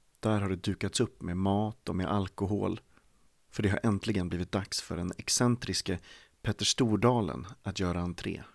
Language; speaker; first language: Swedish; native; Swedish